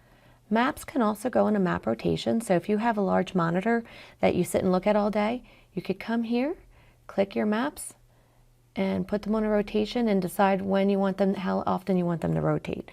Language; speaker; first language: English; native; English